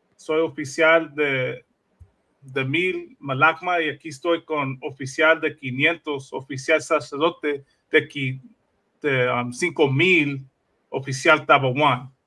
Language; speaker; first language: Spanish; early bilingual, heritage; Spanish